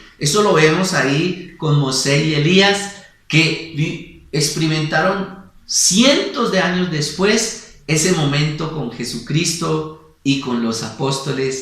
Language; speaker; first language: Spanish; native; Spanish